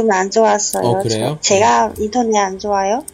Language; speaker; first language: Korean; non-native, learner; Chinese